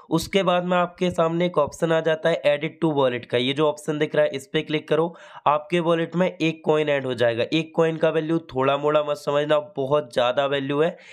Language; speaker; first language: Hindi; native; Hindi